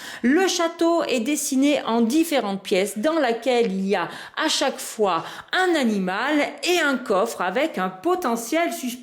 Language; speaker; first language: French; native; French